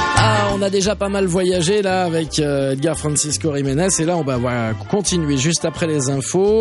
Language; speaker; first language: French; native; French